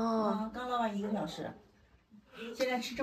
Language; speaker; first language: Chinese; native; Chinese